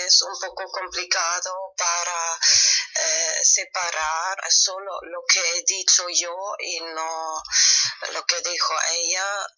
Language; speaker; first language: Spanish; non-native, fluent; German